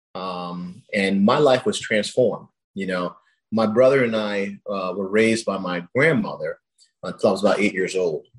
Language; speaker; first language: English; early bilingual, other home language; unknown